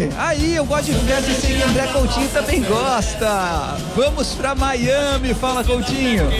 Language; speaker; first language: Portuguese; native; Portuguese